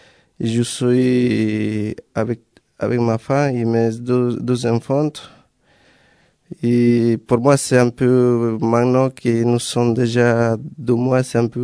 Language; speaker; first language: French; non-native, learner; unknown